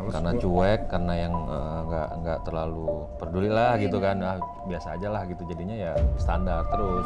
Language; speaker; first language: Indonesian; native; Indonesian